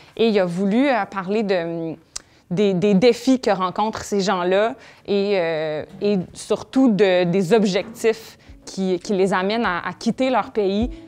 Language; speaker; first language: French; native; French